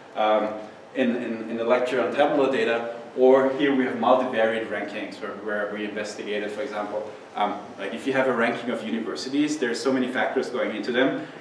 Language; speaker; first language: English; non-native, fluent; German